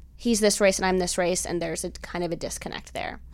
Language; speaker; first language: English; native; English